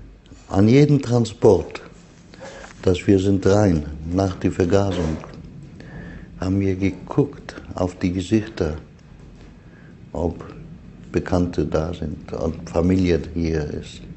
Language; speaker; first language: German; non-native, fluent; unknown